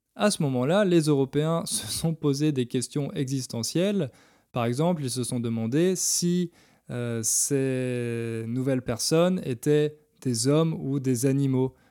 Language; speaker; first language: French; native; French